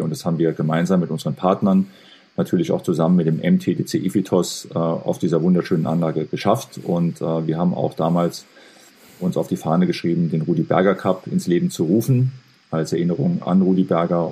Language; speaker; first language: German; native; German